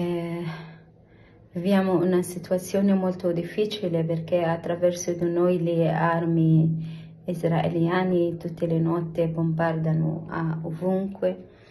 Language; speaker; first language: Italian; non-native, learner; Arabic